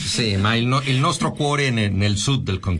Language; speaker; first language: Italian; non-native, fluent; Spanish